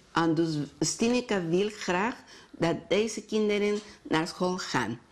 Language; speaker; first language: Dutch; non-native, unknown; Spanish